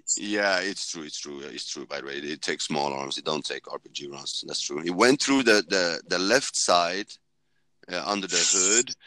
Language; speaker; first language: English; early bilingual, heritage; Swedish